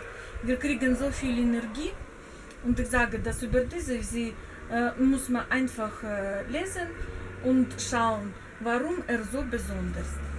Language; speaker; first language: German; non-native, learner; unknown